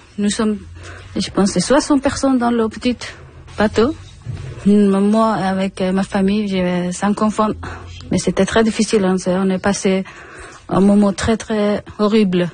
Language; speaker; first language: French; non-native, learner; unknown